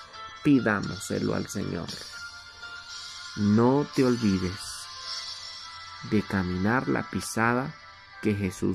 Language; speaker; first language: Spanish; native; Spanish